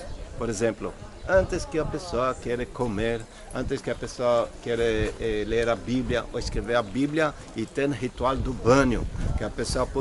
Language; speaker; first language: Portuguese; non-native, fluent; Hebrew